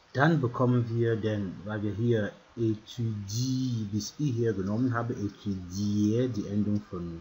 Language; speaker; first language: German; non-native, fluent; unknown